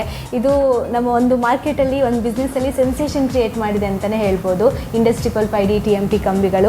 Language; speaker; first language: Kannada; native; Kannada